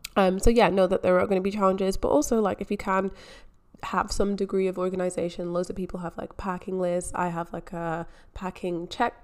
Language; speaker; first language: English; native; English